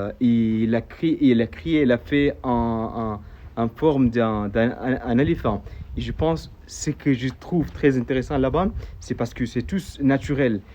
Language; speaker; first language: French; non-native, fluent; Arabic